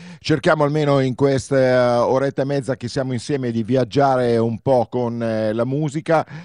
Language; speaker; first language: Italian; native; Italian